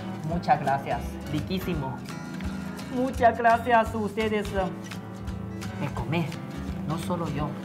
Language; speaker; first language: Spanish; non-native, learner; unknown